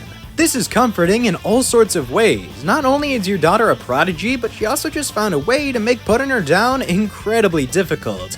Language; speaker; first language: English; native; English